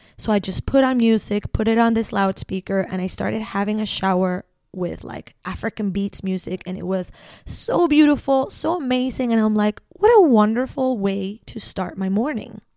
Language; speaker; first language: English; non-native, fluent; Spanish